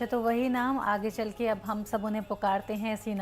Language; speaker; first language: Hindi; native; Hindi